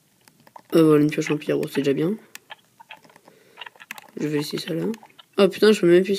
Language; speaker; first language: French; native; French